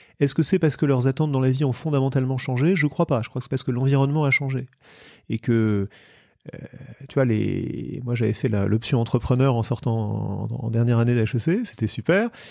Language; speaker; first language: French; native; French